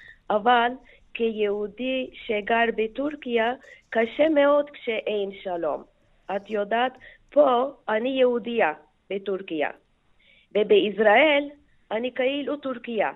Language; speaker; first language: Hebrew; non-native, fluent; Turkish